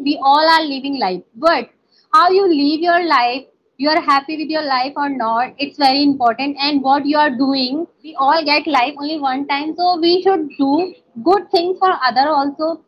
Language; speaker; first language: English; non-native, local second language; Hindi